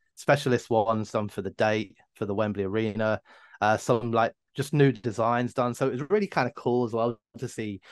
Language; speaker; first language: English; native; English